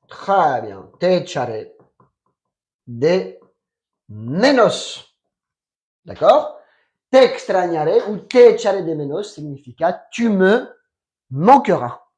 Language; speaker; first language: Spanish; non-native, fluent; French